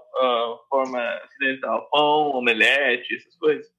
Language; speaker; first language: Portuguese; non-native, fluent; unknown